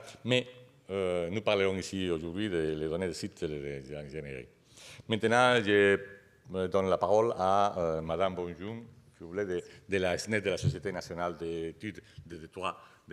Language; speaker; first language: French; non-native, fluent; Spanish